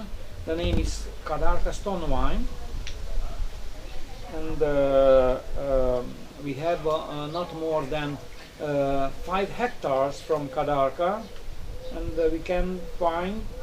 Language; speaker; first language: English; non-native, learner; Romanian